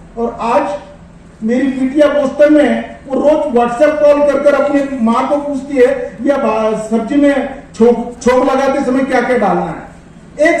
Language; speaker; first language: Hindi; non-native, local second language; Marwari